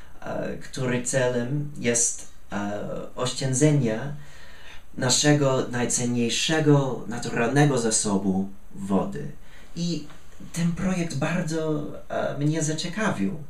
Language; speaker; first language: Polish; non-native, fluent; English